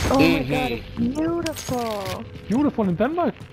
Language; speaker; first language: English; early bilingual, other home language; Turkish